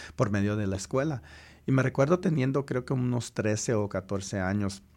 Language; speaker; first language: Spanish; early bilingual, heritage; Spanish